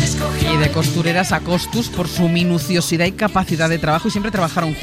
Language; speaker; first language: Spanish; native; Spanish